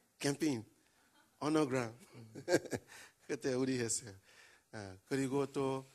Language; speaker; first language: Korean; non-native, learner; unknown